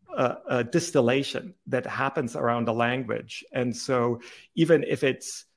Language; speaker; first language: English; non-native, fluent; German